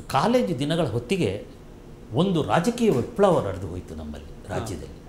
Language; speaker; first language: Kannada; non-native, local second language; Kodava